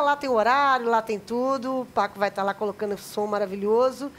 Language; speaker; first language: Portuguese; native; Portuguese